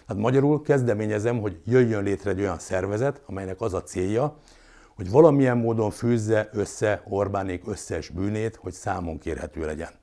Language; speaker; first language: Hungarian; native; Hungarian